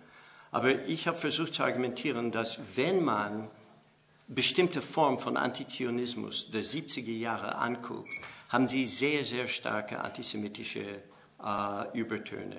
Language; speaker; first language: German; non-native, fluent; English